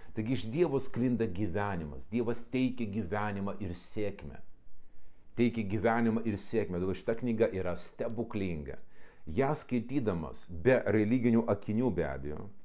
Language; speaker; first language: Lithuanian; non-native, local second language; Russian